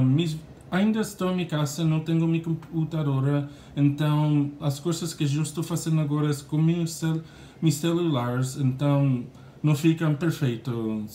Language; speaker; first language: Portuguese; non-native, learner; English